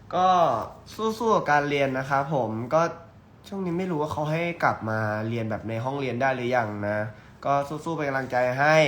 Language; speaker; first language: Thai; native; Thai